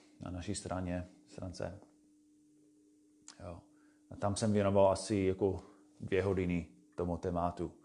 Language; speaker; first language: Czech; non-native, fluent; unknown